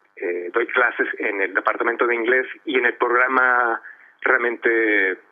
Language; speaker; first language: Spanish; early bilingual, heritage; Spanish